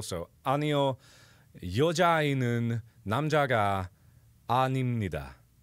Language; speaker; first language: Korean; non-native, learner; English